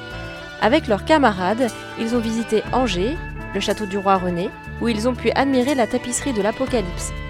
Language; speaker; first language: French; native; French